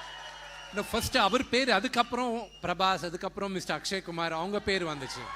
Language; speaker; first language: Tamil; non-native, local second language; Telugu